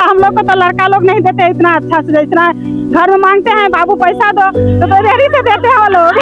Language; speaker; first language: Hindi; non-native, local second language; Bangla